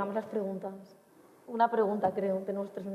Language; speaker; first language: Spanish; native; Spanish